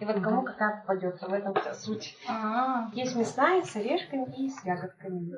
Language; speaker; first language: Russian; native; Russian